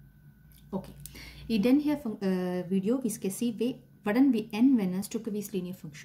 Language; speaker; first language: Danish; non-native, fluent; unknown